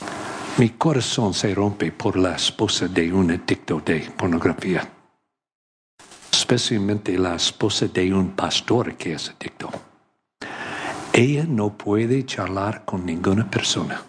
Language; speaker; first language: Spanish; non-native, learner; English